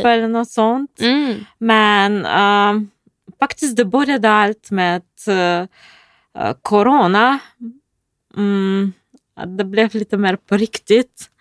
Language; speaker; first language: Swedish; non-native, fluent; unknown